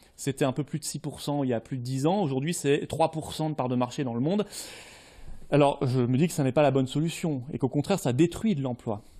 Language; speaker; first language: French; native; French